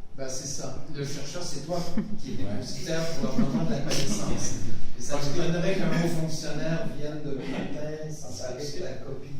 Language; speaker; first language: French; native; French